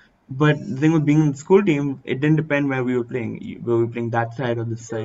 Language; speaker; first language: English; early bilingual, other home language; Hindi